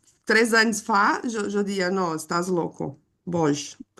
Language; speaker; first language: Catalan; non-native, fluent; Portuguese